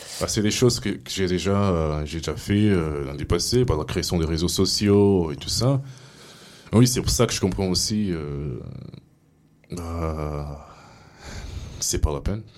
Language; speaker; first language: French; non-native, fluent; Portuguese